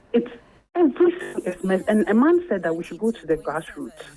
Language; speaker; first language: English; non-native, local second language; Akan